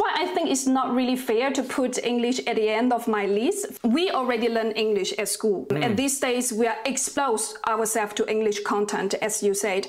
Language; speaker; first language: English; non-native, fluent; Chinese